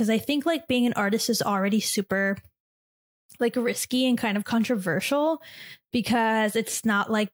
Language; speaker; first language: English; native; English